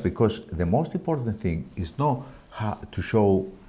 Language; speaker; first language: English; non-native, fluent; Greek